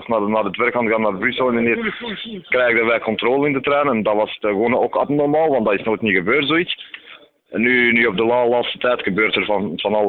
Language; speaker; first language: Dutch; non-native, fluent; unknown